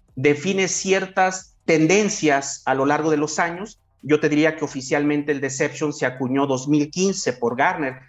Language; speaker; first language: Spanish; native; Spanish